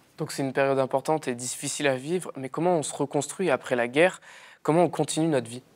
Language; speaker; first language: French; native; French